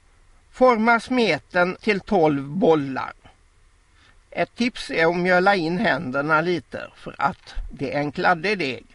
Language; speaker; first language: Swedish; native; Swedish